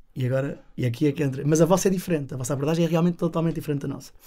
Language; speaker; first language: Portuguese; native; Portuguese